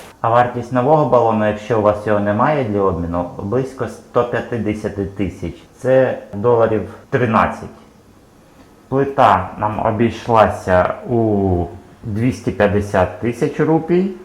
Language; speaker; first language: Ukrainian; native; Ukrainian